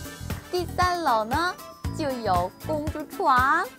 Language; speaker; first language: Chinese; non-native, fluent; Korean